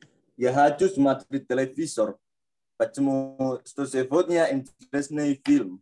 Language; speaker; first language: Russian; non-native, learner; Indonesian